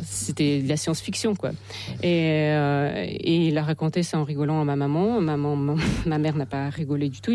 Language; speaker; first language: French; non-native, fluent; Russian